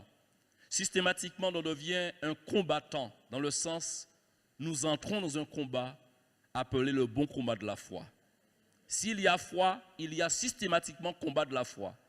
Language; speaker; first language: French; native; French